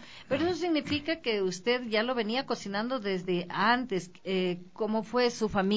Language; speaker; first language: Spanish; native; Spanish